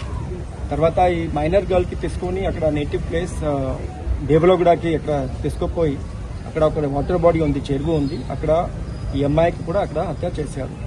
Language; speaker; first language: Telugu; non-native, learner; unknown